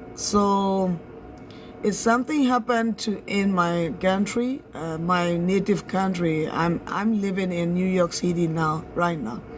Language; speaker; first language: English; non-native, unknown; Burmese